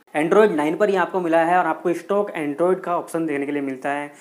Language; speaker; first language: Hindi; native; Hindi